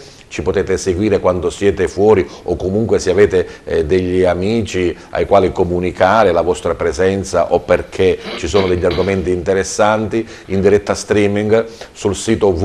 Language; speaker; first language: Italian; native; Italian